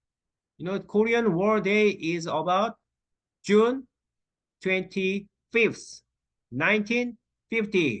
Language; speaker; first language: English; non-native, learner; Korean